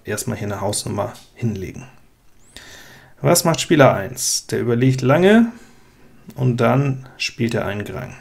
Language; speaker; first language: German; native; German